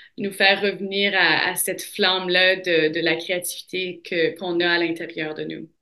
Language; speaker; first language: French; native; French